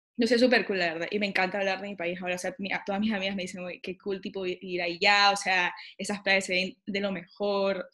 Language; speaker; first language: Spanish; native; Spanish